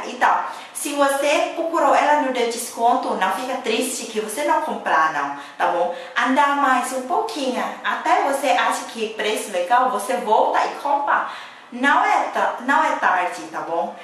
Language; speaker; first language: Portuguese; non-native, learner; Thai